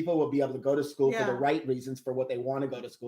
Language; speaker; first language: English; native; English